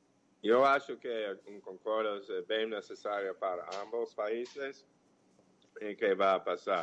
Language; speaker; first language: Portuguese; non-native, fluent; English